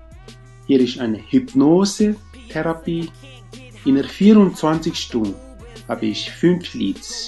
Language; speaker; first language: German; non-native, learner; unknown